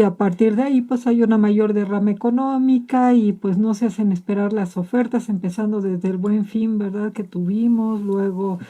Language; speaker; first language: Spanish; native; Spanish